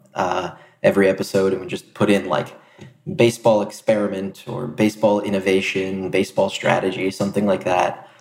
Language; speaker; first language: English; native; English